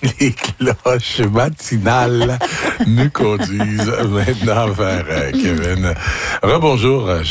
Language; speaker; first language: French; native; French